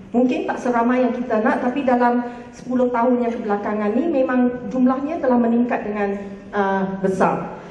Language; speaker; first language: Malay; native; Malay